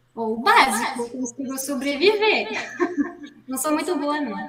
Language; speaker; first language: Portuguese; non-native, fluent; French